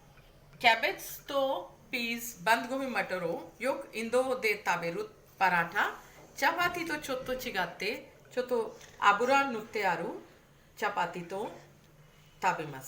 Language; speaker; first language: Japanese; non-native, fluent; Hindi